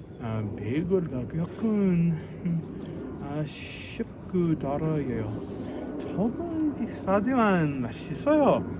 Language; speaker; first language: Korean; non-native, learner; English